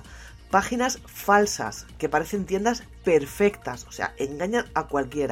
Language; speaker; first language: Spanish; native; Spanish